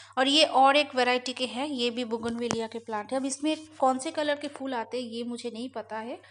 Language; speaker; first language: Hindi; non-native, local second language; Bangla